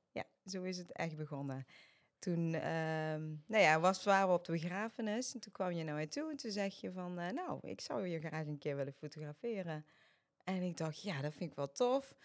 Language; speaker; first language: Dutch; early bilingual, other home language; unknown